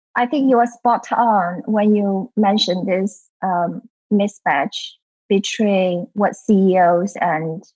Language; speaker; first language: English; non-native, fluent; Chinese